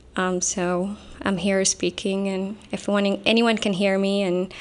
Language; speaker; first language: English; non-native, fluent; Arabic